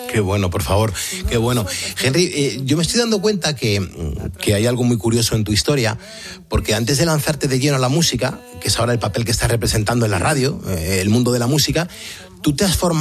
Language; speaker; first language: Spanish; native; Spanish